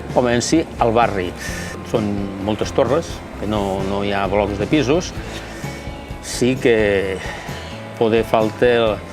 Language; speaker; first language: Catalan; native; Catalan